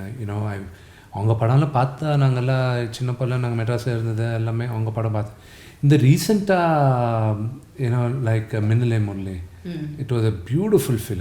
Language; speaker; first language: Tamil; non-native, local second language; Telugu